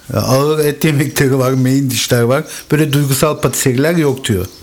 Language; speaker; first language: Turkish; native; Turkish